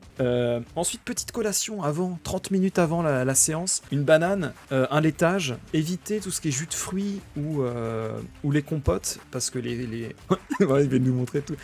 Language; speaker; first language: French; native; French